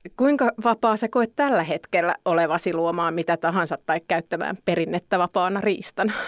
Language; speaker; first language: Finnish; native; Finnish